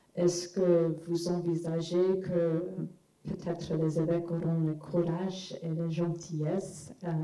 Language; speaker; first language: French; non-native, fluent; English